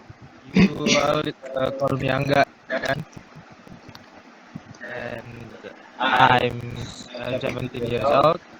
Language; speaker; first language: English; non-native, learner; Indonesian